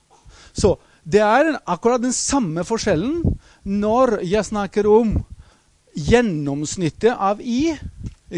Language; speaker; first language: Norwegian; non-native, fluent; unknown